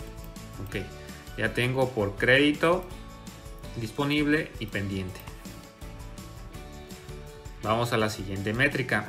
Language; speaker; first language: Spanish; native; Spanish